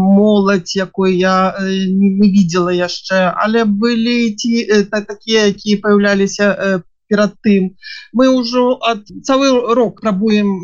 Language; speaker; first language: Belarusian; non-native, local second language; Russian